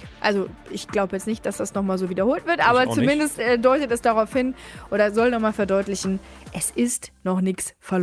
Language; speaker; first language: German; native; German